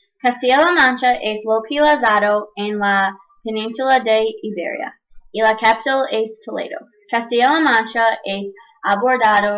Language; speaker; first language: Spanish; non-native, learner; English